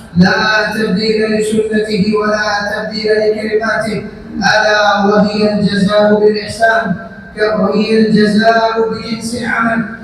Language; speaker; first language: Arabic; non-native, fluent; Bangla